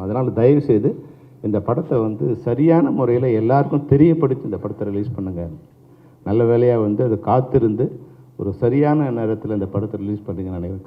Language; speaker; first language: Tamil; native; Tamil